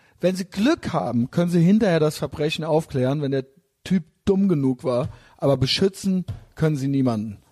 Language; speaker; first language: German; native; German